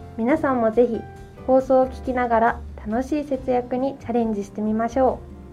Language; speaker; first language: Japanese; native; Japanese